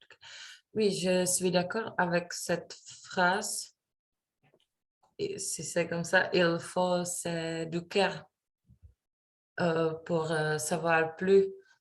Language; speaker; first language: French; non-native, learner; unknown